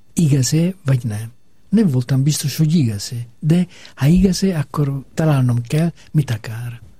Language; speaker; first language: Hungarian; non-native, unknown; Italian